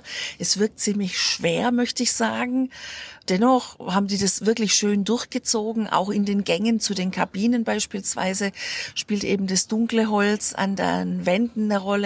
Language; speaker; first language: German; native; German